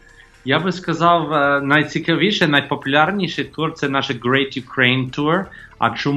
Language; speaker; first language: Ukrainian; non-native, fluent; English